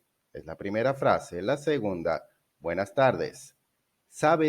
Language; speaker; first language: Spanish; non-native, fluent; Portuguese